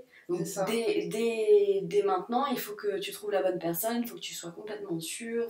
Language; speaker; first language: French; native; French